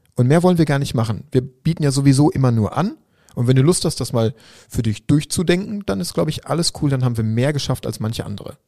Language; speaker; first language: German; native; German